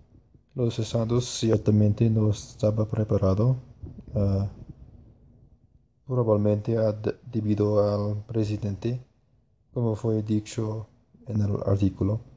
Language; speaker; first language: Spanish; non-native, learner; English